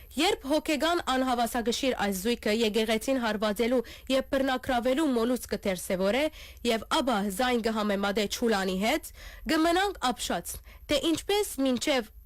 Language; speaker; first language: Armenian; early bilingual, heritage; Armenian